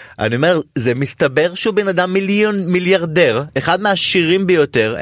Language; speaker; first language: Hebrew; native; Hebrew